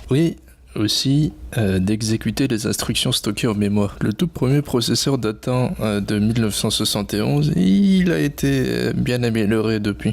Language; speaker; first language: French; native; French